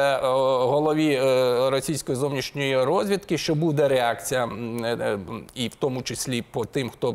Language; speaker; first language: Ukrainian; native; Ukrainian